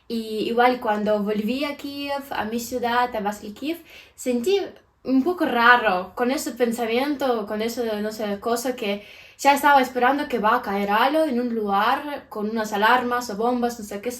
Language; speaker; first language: Spanish; non-native, fluent; Ukrainian